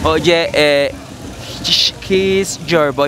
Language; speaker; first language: English; non-native, learner; Spanish